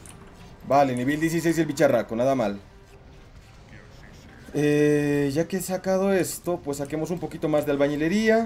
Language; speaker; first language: Spanish; native; Spanish